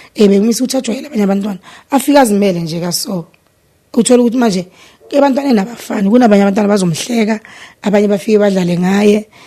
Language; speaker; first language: Zulu; native; Zulu